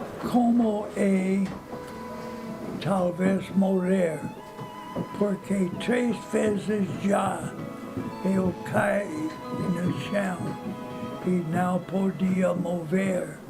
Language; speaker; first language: Portuguese; non-native, fluent; English